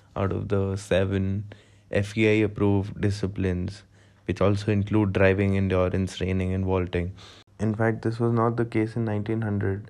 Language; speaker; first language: English; non-native, local second language; Hindi